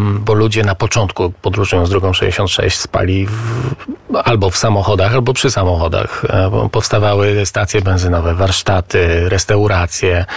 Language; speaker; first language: Polish; native; Polish